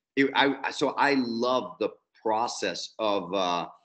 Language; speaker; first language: English; non-native, fluent; Spanish